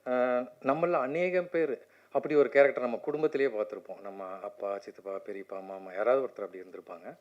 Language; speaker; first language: Tamil; native; Tamil